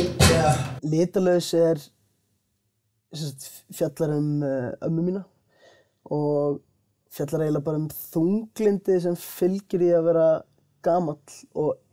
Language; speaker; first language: Icelandic; native; Icelandic